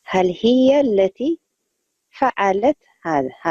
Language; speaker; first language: Arabic; non-native, learner; Tigrinya